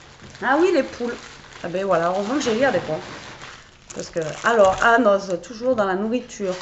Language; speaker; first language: French; native; French